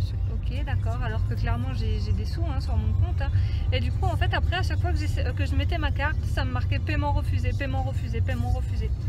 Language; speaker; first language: French; native; French